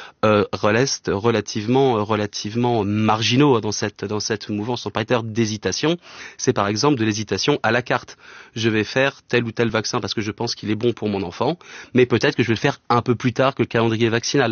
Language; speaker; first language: French; native; French